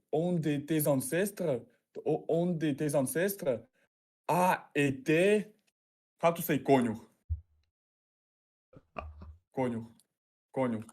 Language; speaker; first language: French; non-native, learner; Russian